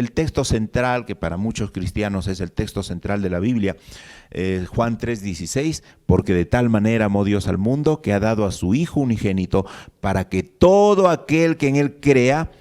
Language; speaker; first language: Spanish; native; Spanish